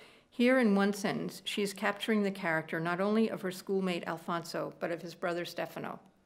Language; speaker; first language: English; native; English